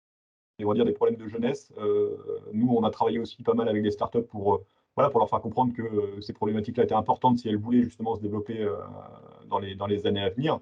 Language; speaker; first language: French; native; French